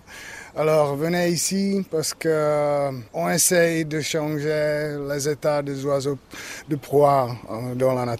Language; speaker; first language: French; non-native, learner; Czech